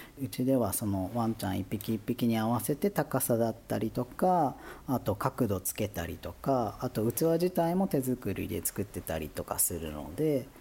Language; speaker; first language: Japanese; native; Japanese